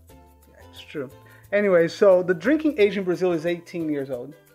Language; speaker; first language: English; non-native, fluent; Portuguese